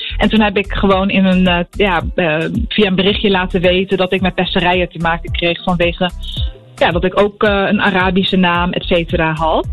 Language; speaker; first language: Dutch; early bilingual, other home language; Arabic